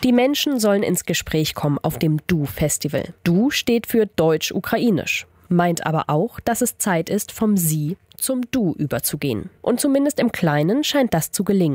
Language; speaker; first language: German; native; German